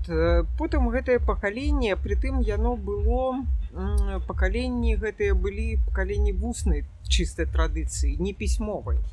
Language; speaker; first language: Belarusian; native; Belarusian